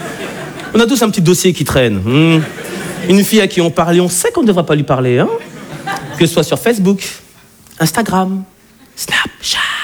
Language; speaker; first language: French; native; French